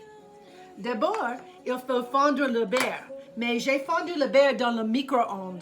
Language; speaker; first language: French; non-native, fluent; English